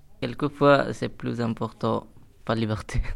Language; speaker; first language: French; non-native, learner; Bangla